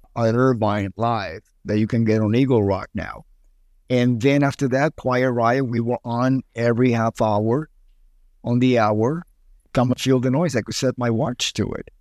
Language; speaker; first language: English; early bilingual, other home language; Spanish